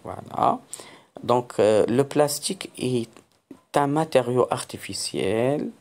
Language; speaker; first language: French; non-native, local second language; Arabic